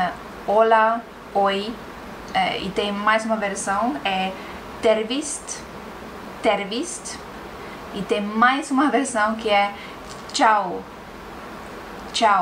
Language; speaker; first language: Portuguese; non-native, fluent; Estonian